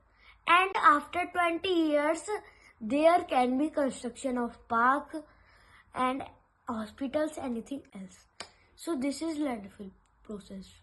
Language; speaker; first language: English; non-native, local second language; Hindi